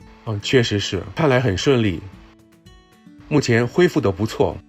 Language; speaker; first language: Chinese; native; Chinese